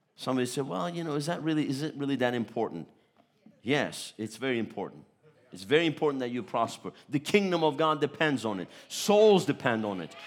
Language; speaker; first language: English; early bilingual, other home language; Turkish